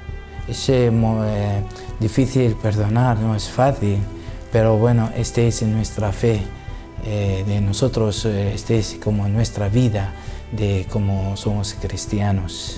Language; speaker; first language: Spanish; non-native, learner; Assyrian Neo-Aramaic